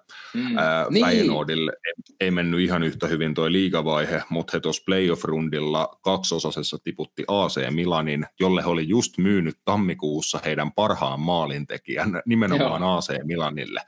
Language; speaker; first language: Finnish; native; Finnish